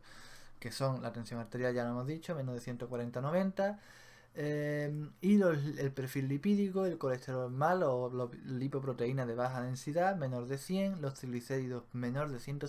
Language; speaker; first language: Spanish; native; Spanish